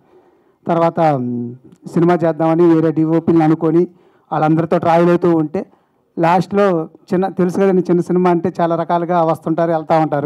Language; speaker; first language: Telugu; native; Telugu